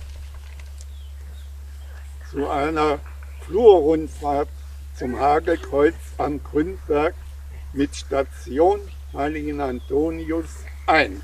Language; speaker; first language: German; native; German